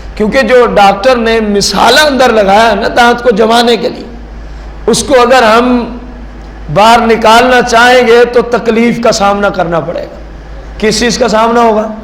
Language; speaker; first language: Urdu; non-native, local second language; Punjabi